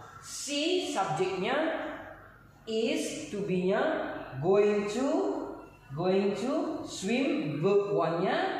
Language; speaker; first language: English; non-native, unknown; Indonesian